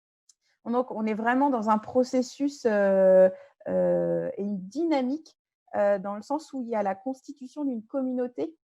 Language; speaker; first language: French; native; French